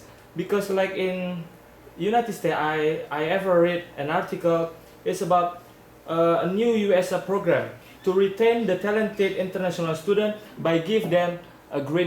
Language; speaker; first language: English; non-native, learner; Indonesian